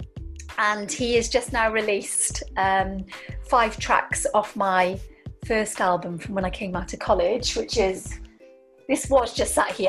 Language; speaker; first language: English; native; English